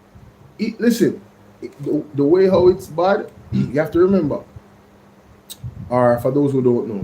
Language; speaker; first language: English; native; English